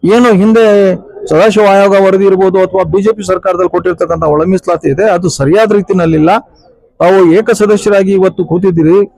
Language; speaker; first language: Kannada; non-native, local second language; Lambadi